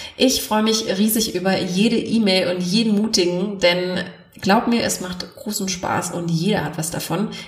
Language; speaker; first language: German; native; German